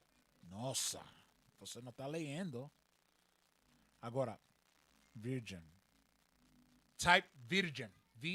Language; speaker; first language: Portuguese; non-native, learner; Spanish